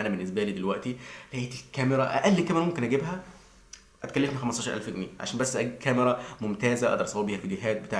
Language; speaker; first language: Arabic; native; Arabic